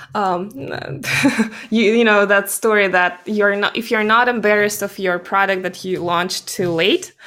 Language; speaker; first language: English; non-native, fluent; Russian